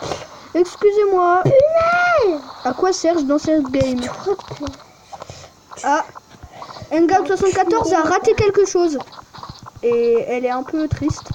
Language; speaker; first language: French; native; French